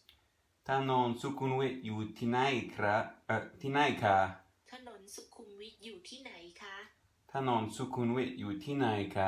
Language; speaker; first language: Thai; non-native, learner; English